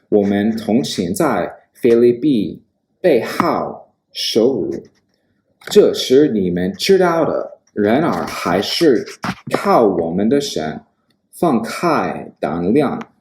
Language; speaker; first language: Chinese; non-native, fluent; English